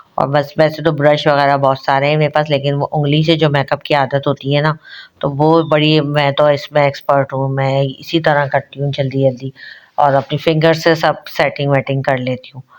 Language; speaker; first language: Urdu; native; Urdu